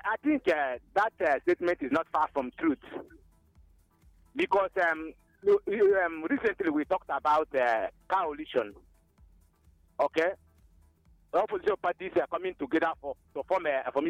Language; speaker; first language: English; non-native, local second language; Igbo